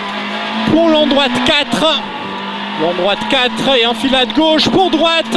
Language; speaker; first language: French; native; French